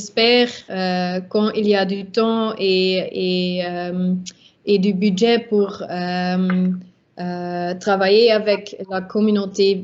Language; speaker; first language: French; non-native, local second language; Dutch